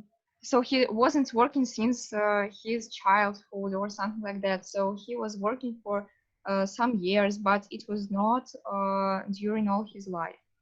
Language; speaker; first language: English; non-native, fluent; Russian